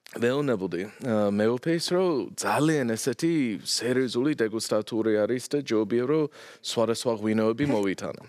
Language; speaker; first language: Georgian; non-native, fluent; English